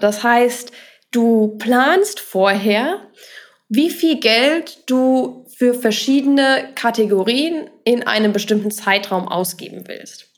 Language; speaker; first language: German; native; German